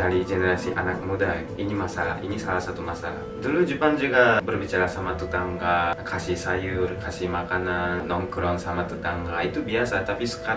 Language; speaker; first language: Indonesian; non-native, fluent; Japanese